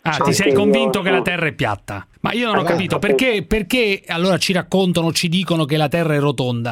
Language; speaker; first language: Italian; native; Italian